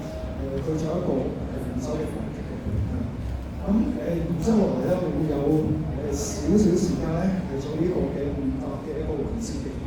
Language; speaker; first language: Cantonese; native; Cantonese